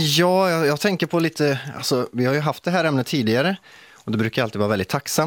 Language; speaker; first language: Swedish; native; Swedish